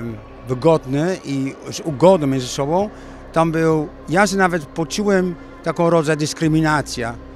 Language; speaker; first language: Polish; non-native, learner; Dutch